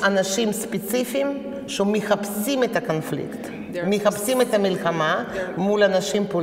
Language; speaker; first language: Hebrew; non-native, fluent; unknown